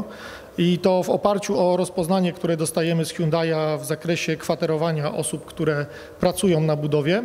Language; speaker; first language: Polish; native; Polish